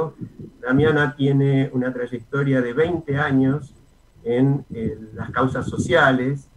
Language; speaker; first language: Spanish; native; Spanish